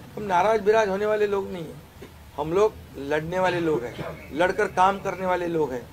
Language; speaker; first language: Hindi; non-native, local second language; Marathi